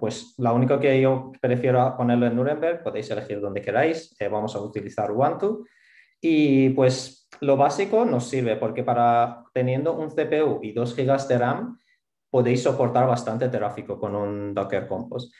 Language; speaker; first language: Spanish; non-native, fluent; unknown